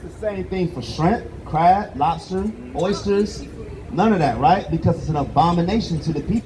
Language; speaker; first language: English; native; English